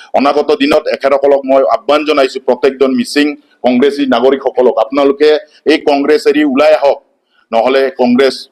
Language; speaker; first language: Assamese; non-native, local second language; Mising